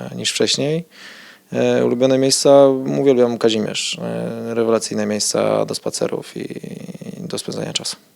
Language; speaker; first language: Polish; native; Polish